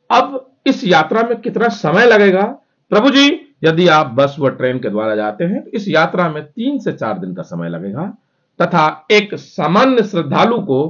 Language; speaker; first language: Hindi; native; Hindi